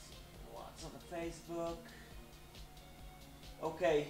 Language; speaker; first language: English; non-native, fluent; Polish